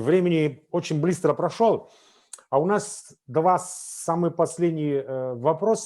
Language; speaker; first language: Russian; non-native, fluent; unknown